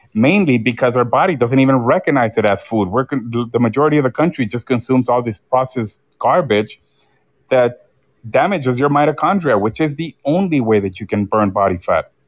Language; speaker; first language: English; early bilingual, other home language; Spanish